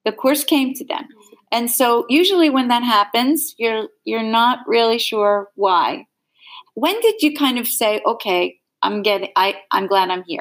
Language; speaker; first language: English; native; English